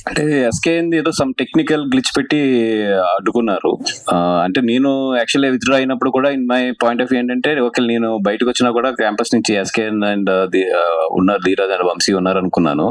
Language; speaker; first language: Telugu; native; Telugu